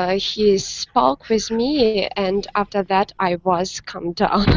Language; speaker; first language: English; non-native, learner; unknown